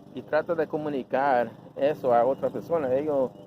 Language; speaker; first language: Spanish; early bilingual, heritage; Spanish